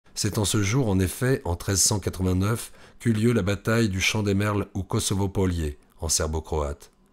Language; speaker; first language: French; native; French